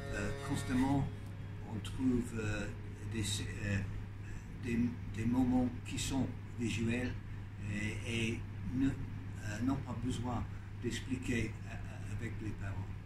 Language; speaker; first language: French; non-native, learner; English